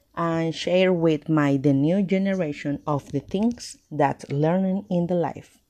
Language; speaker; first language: English; non-native, learner; Spanish